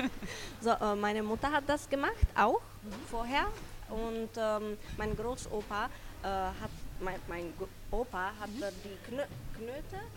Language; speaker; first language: German; non-native, learner; Czech